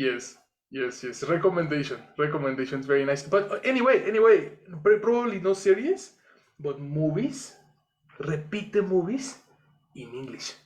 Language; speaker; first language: English; non-native, fluent; Spanish